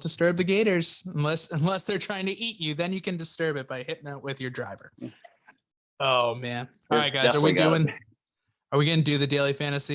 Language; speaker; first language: English; native; English